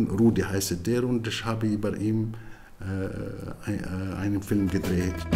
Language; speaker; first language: German; non-native, fluent; Arabic